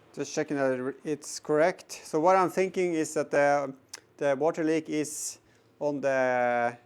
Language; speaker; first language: English; non-native, fluent; Norwegian